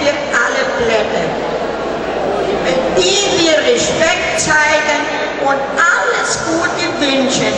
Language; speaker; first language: German; early bilingual, heritage; German